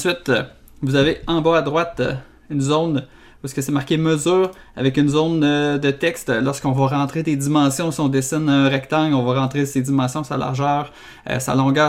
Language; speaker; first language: French; native; French